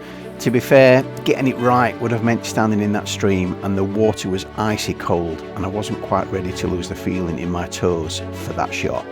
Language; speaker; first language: English; native; English